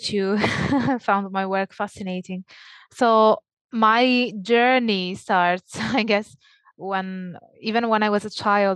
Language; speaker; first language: English; non-native, fluent; Italian